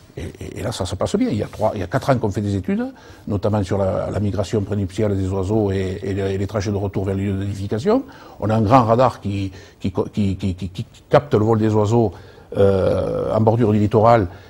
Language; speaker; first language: French; native; French